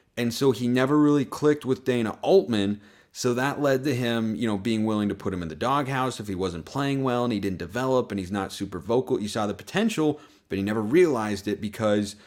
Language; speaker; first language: English; native; English